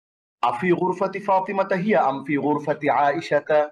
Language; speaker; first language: Arabic; non-native, fluent; Bangla